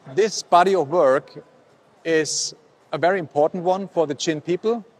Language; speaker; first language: English; non-native, fluent; German